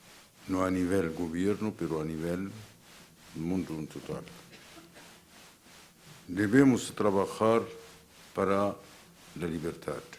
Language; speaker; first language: Spanish; non-native, fluent; Arabic